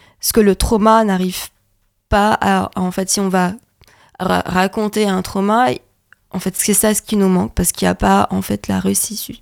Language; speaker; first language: French; non-native, local second language; Arabic